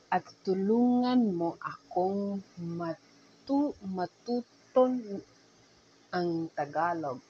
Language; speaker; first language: English; non-native, local second language; Nyankole